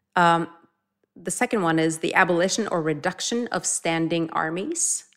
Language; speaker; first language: English; non-native, fluent; Norwegian